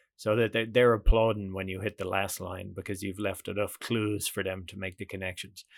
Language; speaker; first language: English; native; English